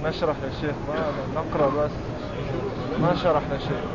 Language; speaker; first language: Arabic; native; Arabic